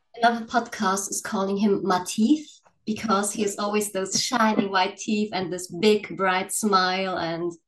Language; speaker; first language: English; non-native, fluent; German